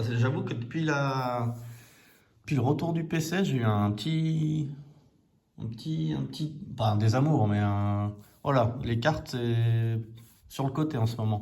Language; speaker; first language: French; native; French